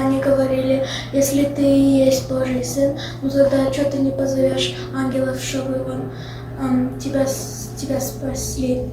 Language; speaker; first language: Russian; early bilingual, heritage; Russian